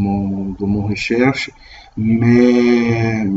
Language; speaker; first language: French; non-native, learner; Portuguese